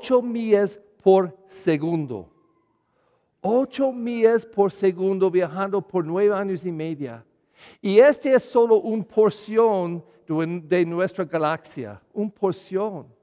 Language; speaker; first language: Spanish; non-native, learner; English